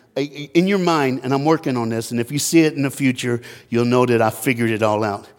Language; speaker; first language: English; native; English